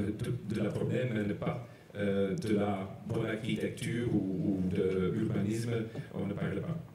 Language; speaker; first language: French; non-native, local second language; Dutch